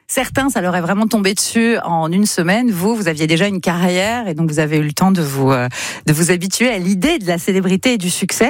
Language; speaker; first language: French; native; French